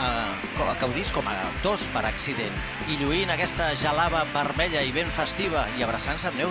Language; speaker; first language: Catalan; native; Catalan